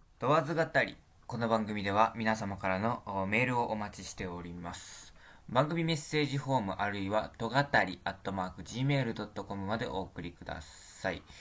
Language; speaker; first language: Japanese; native; Japanese